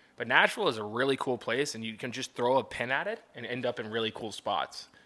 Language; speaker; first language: English; native; English